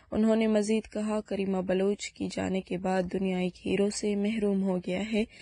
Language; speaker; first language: Urdu; non-native, local second language; Baluchi